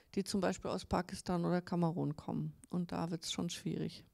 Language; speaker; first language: German; native; German